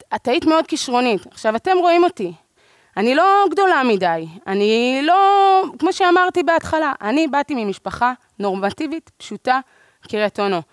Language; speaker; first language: Hebrew; native; Hebrew